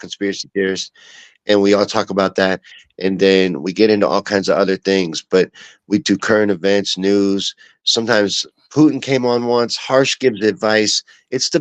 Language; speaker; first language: English; native; English